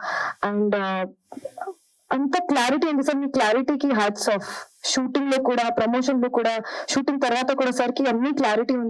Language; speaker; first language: Telugu; non-native, learner; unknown